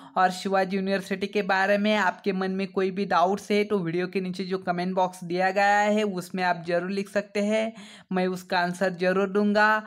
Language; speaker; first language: Hindi; non-native, local second language; Marathi